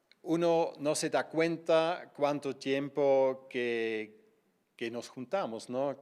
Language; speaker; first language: Spanish; non-native, fluent; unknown